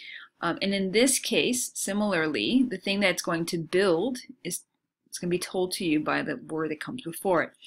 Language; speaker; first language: English; native; English